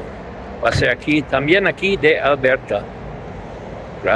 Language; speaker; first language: Spanish; non-native, fluent; English